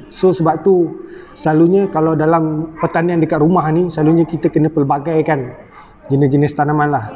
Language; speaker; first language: Malay; native; Malay